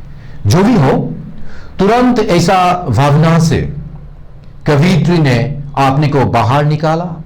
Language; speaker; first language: Hindi; non-native, local second language; Bangla